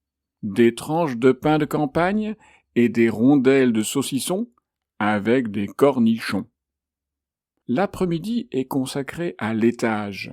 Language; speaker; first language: French; native; French